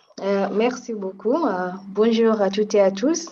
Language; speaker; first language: French; non-native, fluent; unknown